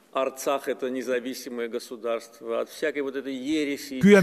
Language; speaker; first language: Russian; non-native, local second language; Azerbaijani